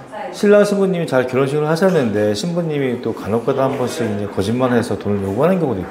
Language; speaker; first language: Korean; native; Korean